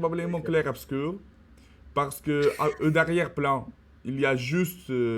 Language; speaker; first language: French; non-native, learner; Russian